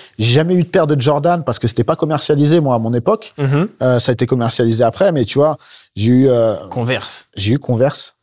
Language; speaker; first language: French; native; French